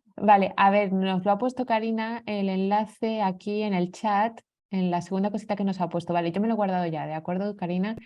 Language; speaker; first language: Spanish; native; Spanish